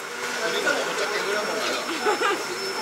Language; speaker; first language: Korean; native; Korean